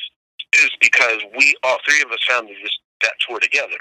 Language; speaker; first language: English; native; English